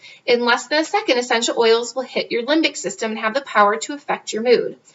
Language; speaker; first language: English; native; English